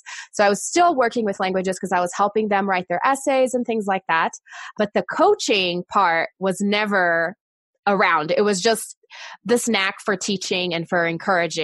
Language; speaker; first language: English; non-native, fluent; Portuguese